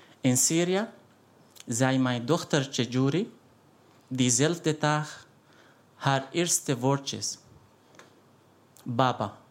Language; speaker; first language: Dutch; non-native, fluent; Arabic